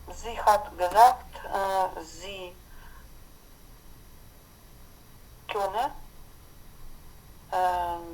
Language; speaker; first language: German; non-native, learner; Ukrainian